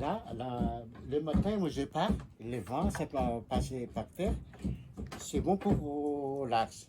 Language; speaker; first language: French; non-native, local second language; Malagasy